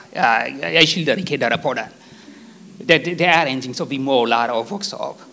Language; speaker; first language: Swedish; non-native, fluent; Tigrinya